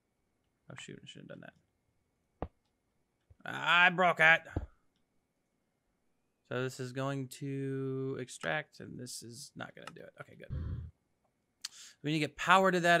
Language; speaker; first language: English; native; English